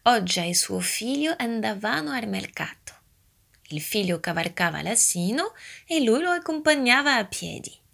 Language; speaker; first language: Italian; early bilingual, heritage; Italian